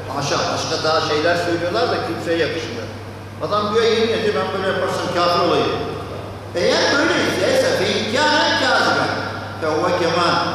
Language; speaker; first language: Turkish; non-native, fluent; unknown